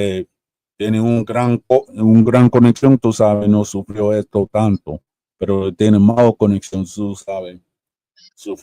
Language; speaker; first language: Spanish; early bilingual, heritage; Spanish